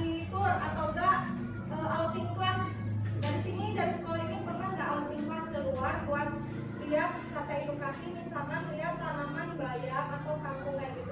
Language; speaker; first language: Indonesian; native; Indonesian